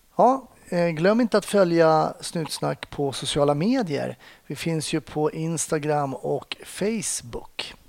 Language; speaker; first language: Swedish; native; Swedish